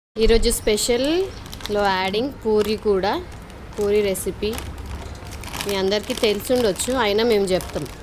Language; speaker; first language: Telugu; non-native, local second language; Marathi